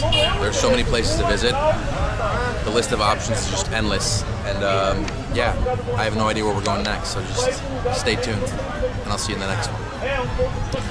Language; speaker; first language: English; native; English